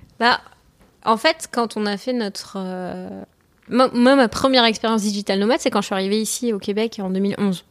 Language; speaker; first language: French; native; French